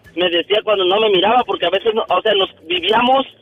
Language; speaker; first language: Spanish; native; Spanish